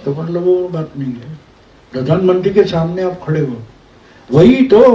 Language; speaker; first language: Hindi; non-native, local second language; Marathi